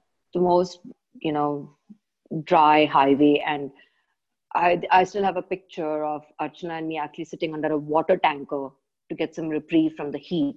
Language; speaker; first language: English; non-native, local second language; Malayalam